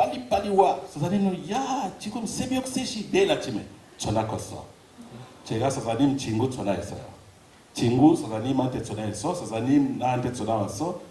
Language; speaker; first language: Korean; non-native, learner; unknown